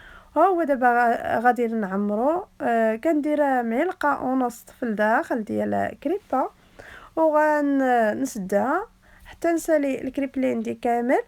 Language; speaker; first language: Arabic; native; Arabic